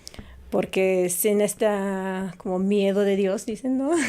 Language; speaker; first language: Spanish; non-native, fluent; English